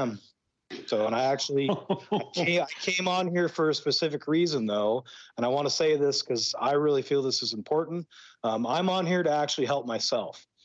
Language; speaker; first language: English; native; English